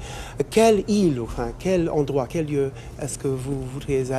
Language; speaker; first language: French; non-native, fluent; English